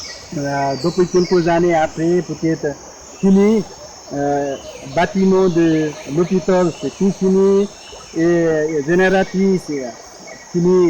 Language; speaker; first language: French; non-native, learner; Sherpa